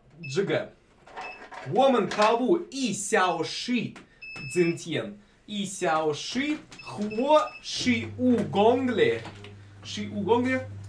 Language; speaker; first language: Chinese; non-native, learner; Russian